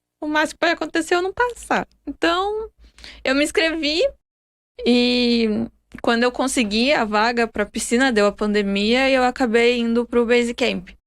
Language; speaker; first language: Portuguese; native; Portuguese